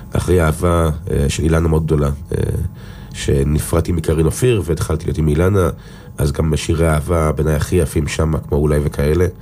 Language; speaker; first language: Hebrew; native; Hebrew